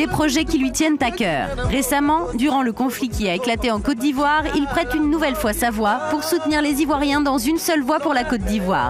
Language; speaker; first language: French; native; French